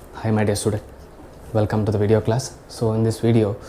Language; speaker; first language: English; non-native, local second language; Kannada